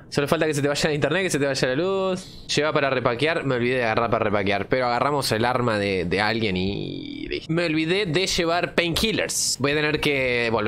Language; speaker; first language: Spanish; native; Spanish